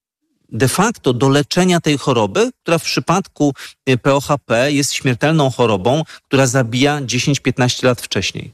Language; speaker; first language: Polish; native; Polish